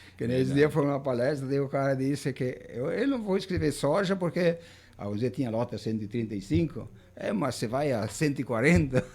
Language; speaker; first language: Portuguese; native; Portuguese